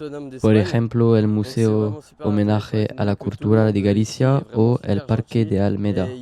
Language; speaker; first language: Spanish; non-native, learner; French